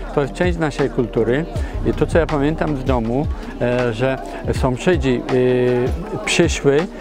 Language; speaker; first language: Polish; non-native, fluent; Turkish